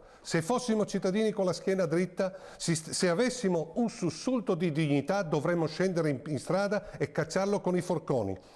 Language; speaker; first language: Italian; native; Italian